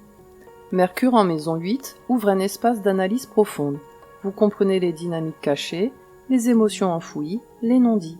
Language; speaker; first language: French; native; French